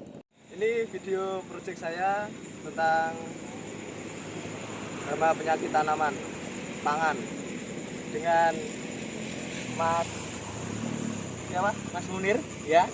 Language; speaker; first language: Indonesian; non-native, local second language; Javanese